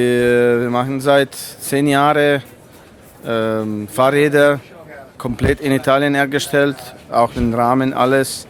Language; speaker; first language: German; non-native, fluent; Italian